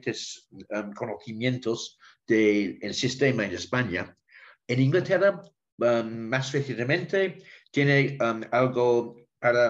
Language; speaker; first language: Spanish; non-native, learner; English